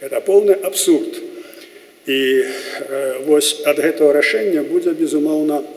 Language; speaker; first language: Russian; non-native, local second language; Belarusian